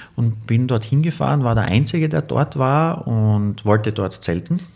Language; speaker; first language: German; native; German